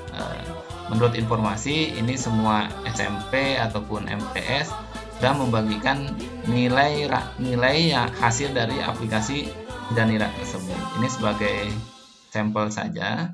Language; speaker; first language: Indonesian; native; Indonesian